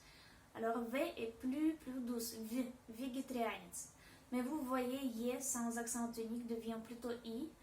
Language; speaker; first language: French; non-native, fluent; Russian